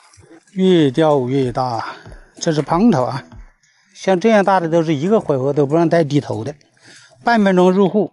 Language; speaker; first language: Chinese; native; Chinese